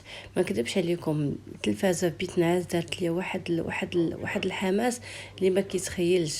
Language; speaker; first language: Arabic; native; Arabic